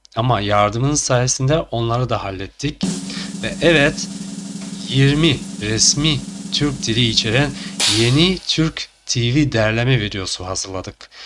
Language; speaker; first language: Turkish; non-native, fluent; Chuvash